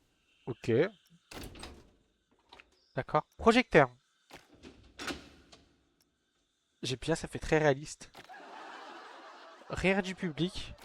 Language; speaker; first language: French; native; French